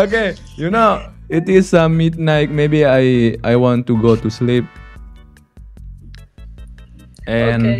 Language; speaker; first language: English; non-native, learner; Indonesian